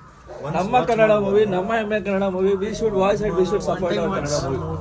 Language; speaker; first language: Kannada; native; Kannada